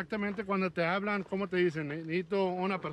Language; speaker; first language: Spanish; early bilingual, heritage; Spanish